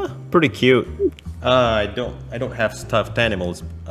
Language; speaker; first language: English; non-native, fluent; Indonesian